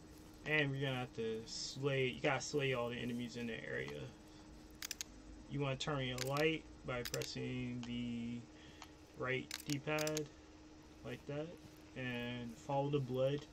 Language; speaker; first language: English; native; English